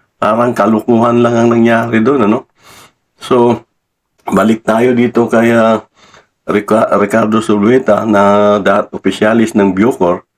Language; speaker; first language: Filipino; non-native, local second language; Cebuano